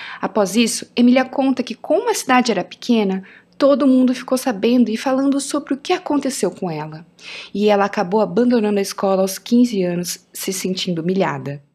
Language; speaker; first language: Portuguese; native; Portuguese